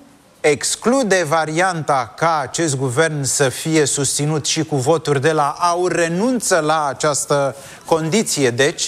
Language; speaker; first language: Romanian; native; Romanian